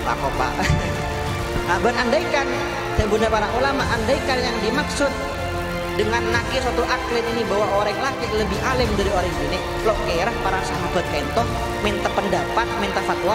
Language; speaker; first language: Indonesian; non-native, local second language; Madurese